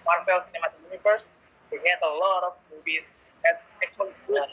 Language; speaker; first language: English; non-native, learner; Indonesian